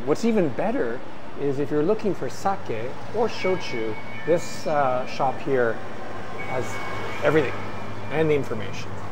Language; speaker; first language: English; native; English